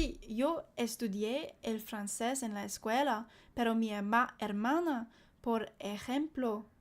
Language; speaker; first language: Spanish; non-native, learner; English